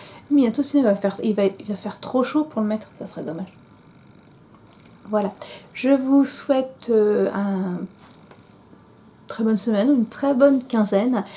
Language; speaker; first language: French; native; French